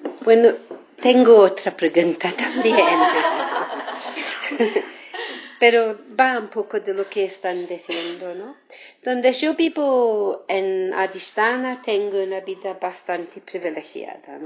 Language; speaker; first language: Spanish; non-native, fluent; English